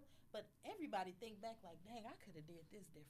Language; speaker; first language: English; native; English